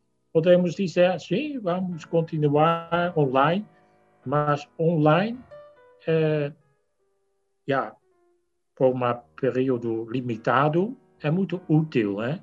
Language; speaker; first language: Portuguese; non-native, fluent; Dutch